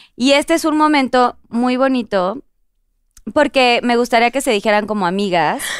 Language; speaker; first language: Spanish; native; Spanish